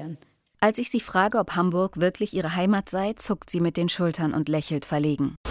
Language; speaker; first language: German; native; German